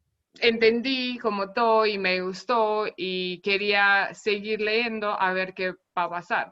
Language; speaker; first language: Spanish; non-native, fluent; Romanian